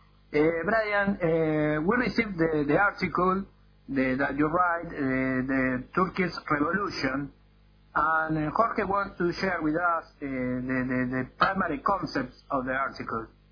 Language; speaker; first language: English; non-native, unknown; Spanish